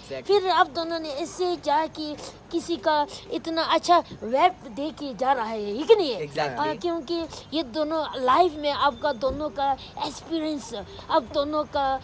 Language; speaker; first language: Hindi; non-native, local second language; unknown